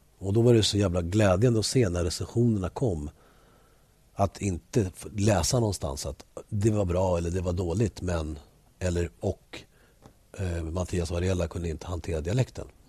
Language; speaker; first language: Swedish; early bilingual, other home language; Spanish